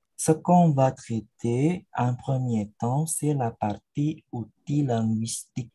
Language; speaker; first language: French; non-native, fluent; Indonesian